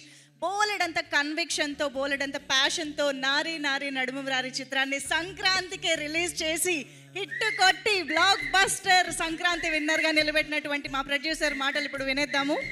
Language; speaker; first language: Telugu; native; Telugu